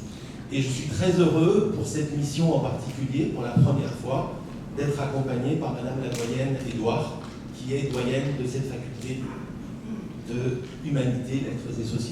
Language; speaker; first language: French; native; French